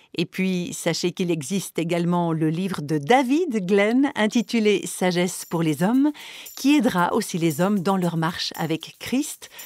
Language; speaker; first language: French; native; French